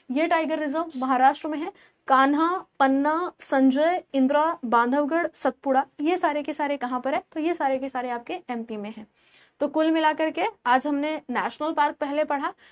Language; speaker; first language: Hindi; native; Hindi